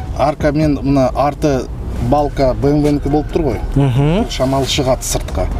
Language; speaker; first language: Kazakh; non-native, local second language; Uzbek